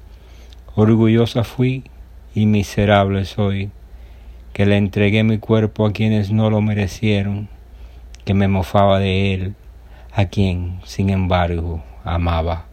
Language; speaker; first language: Spanish; native; Spanish